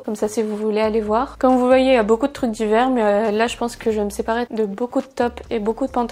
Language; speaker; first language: French; native; French